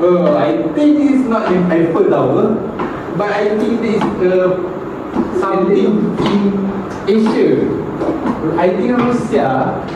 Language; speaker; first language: English; non-native, fluent; Malay